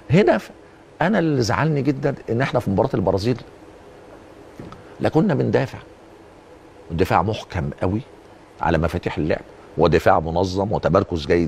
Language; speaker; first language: Arabic; native; Arabic